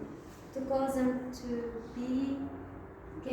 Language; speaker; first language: English; non-native, fluent; Uzbek